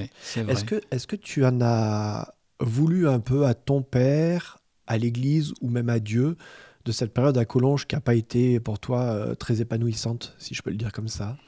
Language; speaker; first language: French; native; French